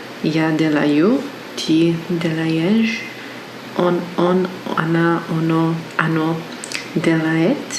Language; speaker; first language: Russian; non-native, learner; English